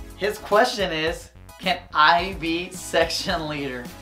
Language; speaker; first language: English; native; English